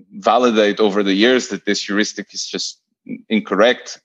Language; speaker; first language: English; non-native, fluent; Portuguese